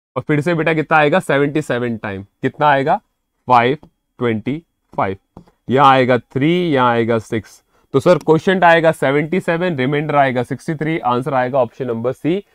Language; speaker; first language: Hindi; native; Hindi